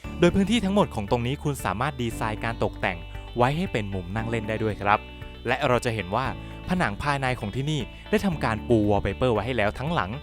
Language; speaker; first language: Thai; native; Thai